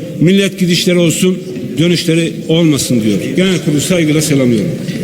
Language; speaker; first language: Turkish; native; Turkish